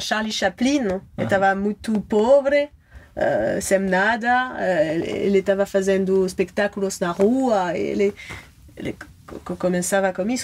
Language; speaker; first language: Portuguese; non-native, fluent; French